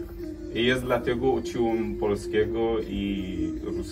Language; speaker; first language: Polish; non-native, learner; Arabic